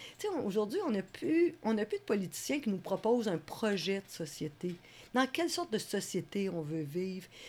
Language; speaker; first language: French; native; French